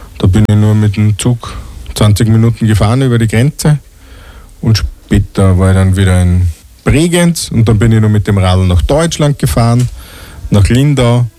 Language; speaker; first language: German; native; German